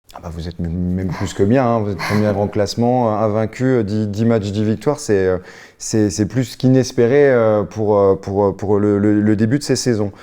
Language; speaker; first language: French; native; French